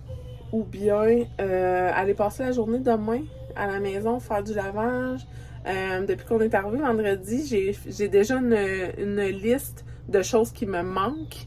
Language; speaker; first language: French; native; French